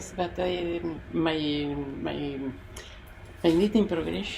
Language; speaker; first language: English; non-native, learner; Spanish